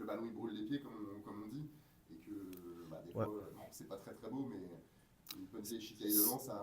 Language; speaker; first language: French; native; French